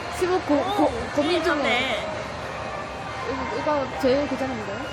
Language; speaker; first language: Korean; non-native, learner; Vietnamese